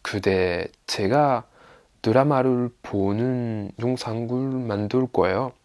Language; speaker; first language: Korean; non-native, learner; French